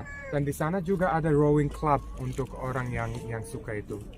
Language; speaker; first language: Indonesian; non-native, fluent; Serbian